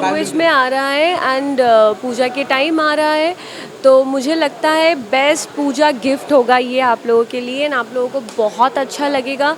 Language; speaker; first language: Hindi; non-native, local second language; Bangla